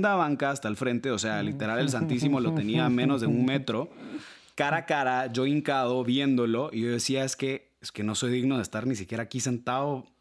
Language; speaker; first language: Spanish; native; Spanish